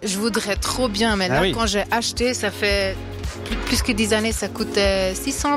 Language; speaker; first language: French; non-native, local second language; Swiss German